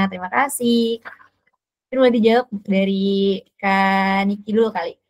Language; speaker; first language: Indonesian; native; Indonesian